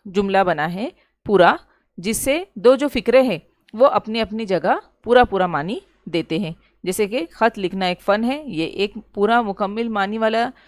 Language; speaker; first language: Urdu; native; Urdu